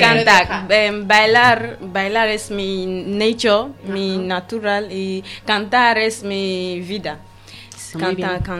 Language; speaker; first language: Spanish; non-native, learner; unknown